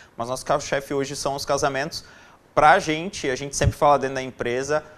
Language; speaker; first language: Portuguese; native; Portuguese